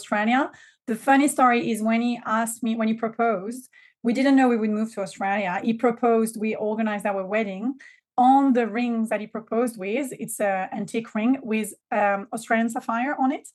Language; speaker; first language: English; non-native, fluent; French